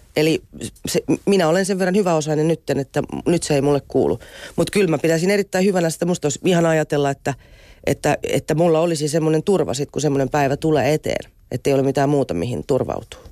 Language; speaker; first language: Finnish; non-native, local second language; Swedish